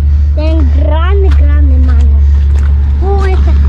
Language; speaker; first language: Spanish; non-native, learner; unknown